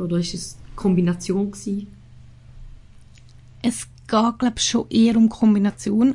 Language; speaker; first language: German; native; German